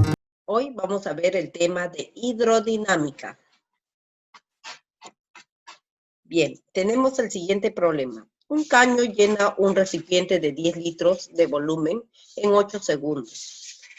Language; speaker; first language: Spanish; native; Spanish